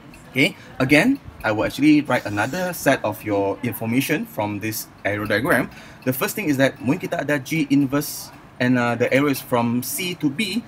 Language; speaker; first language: English; non-native, local second language; Malay